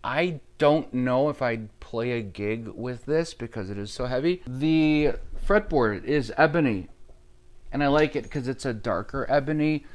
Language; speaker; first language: English; native; English